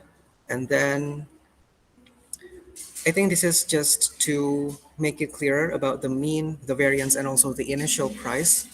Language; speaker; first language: English; non-native, fluent; Indonesian